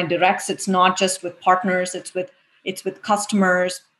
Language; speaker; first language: English; non-native, local second language; Tamil